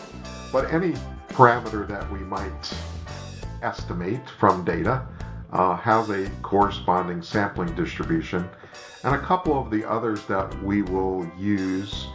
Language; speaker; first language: English; native; English